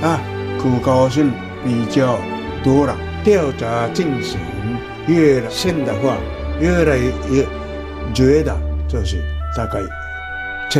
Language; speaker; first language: Chinese; non-native, fluent; Japanese